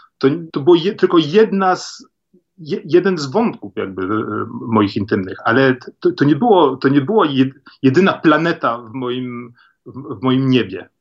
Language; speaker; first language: Polish; early bilingual, heritage; Polish